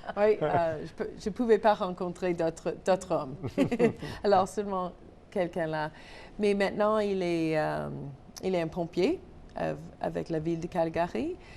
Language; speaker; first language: French; non-native, local second language; English